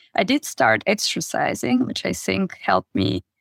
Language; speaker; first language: English; non-native, fluent; Russian